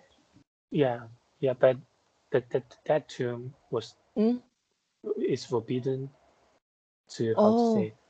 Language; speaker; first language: English; non-native, fluent; Chinese